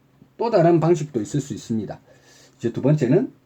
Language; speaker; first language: Korean; native; Korean